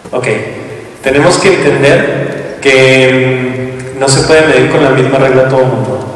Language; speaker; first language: Spanish; native; Spanish